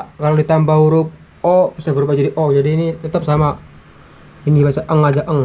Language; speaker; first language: Indonesian; non-native, local second language; Javanese